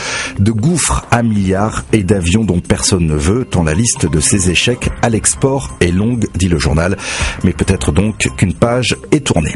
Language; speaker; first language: French; native; French